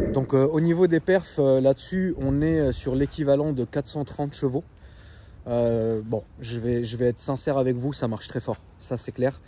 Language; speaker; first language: French; native; French